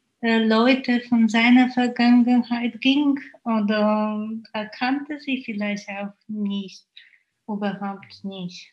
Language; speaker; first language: German; non-native, fluent; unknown